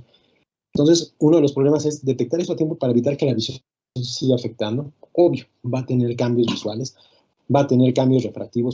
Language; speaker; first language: Spanish; native; Spanish